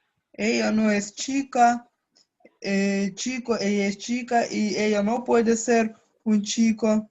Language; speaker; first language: Spanish; non-native, learner; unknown